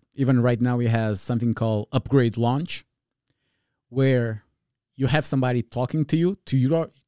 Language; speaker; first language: English; non-native, fluent; Portuguese